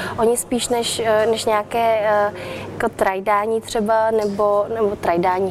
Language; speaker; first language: Czech; early bilingual, other home language; Vietnamese